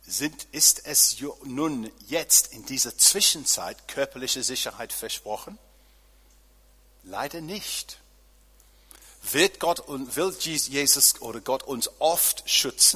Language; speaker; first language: German; non-native, fluent; English